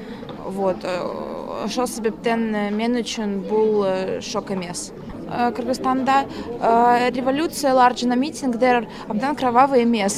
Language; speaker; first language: Kyrgyz; non-native, learner; Russian